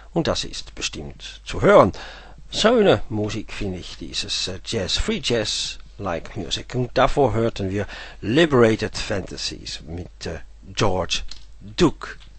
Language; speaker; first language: German; non-native, learner; Dutch